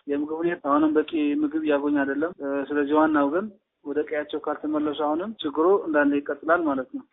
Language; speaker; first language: Amharic; non-native, local second language; Tigrinya